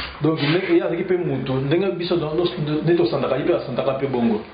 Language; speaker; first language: Russian; non-native, learner; French